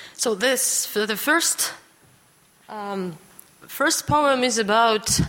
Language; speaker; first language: English; non-native, fluent; Georgian